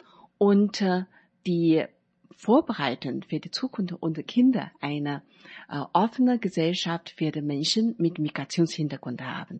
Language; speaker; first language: German; non-native, learner; Chinese